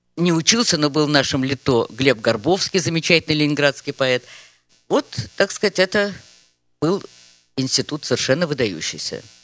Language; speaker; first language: Russian; native; Russian